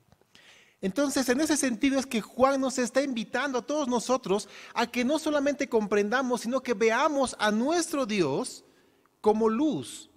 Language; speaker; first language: Spanish; native; Spanish